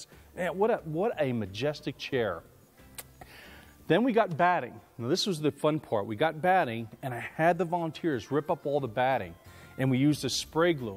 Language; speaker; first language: English; native; English